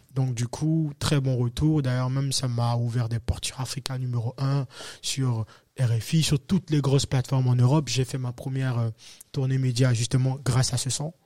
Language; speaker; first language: French; native; French